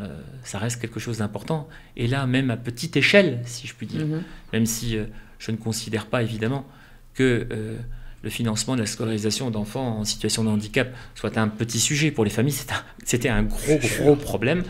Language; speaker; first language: French; native; French